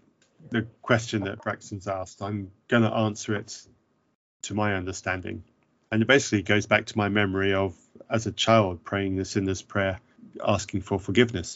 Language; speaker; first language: English; native; English